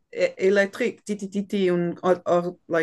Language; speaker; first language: French; non-native, learner; Portuguese